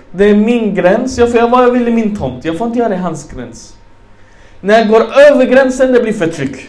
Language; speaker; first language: Swedish; non-native, fluent; Arabic